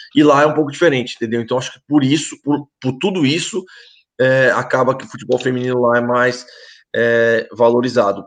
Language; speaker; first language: Portuguese; native; Portuguese